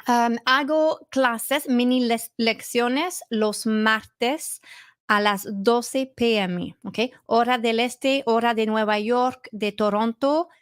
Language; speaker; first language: Spanish; non-native, learner; English